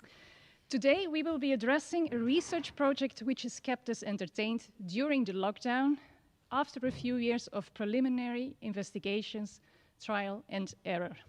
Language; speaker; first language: English; non-native, fluent; Dutch